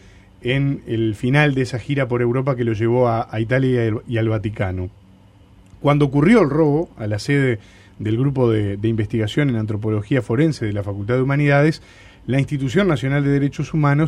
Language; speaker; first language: Spanish; native; Spanish